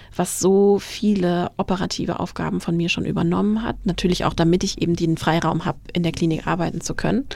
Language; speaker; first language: German; native; German